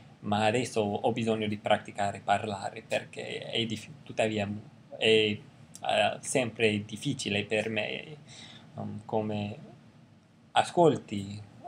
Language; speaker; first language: Italian; non-native, learner; English